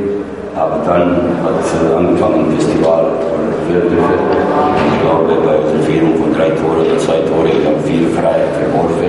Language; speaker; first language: German; non-native, learner; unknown